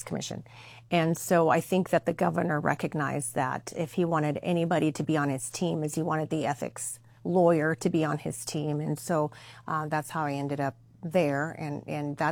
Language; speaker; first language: English; early bilingual, other home language; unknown